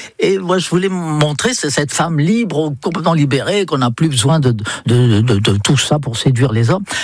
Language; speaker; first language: French; non-native, fluent; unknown